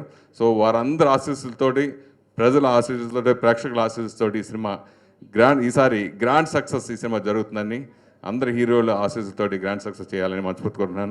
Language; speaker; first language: Telugu; native; Telugu